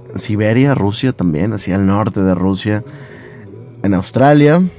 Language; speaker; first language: Spanish; native; Spanish